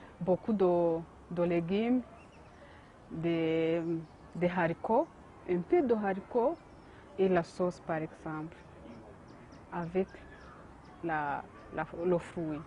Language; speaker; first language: French; non-native, learner; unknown